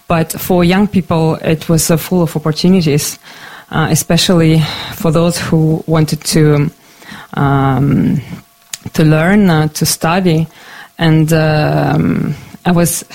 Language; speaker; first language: English; non-native, fluent; Ukrainian